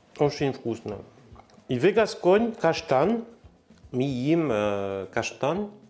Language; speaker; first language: Russian; non-native, learner; French